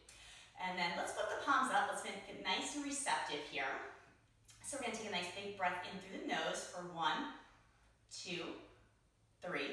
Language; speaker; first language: English; native; English